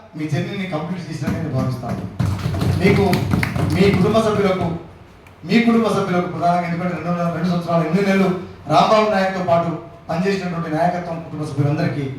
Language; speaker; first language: Telugu; non-native, local second language; Lambadi